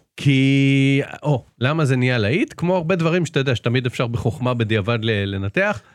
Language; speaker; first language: Hebrew; native; Hebrew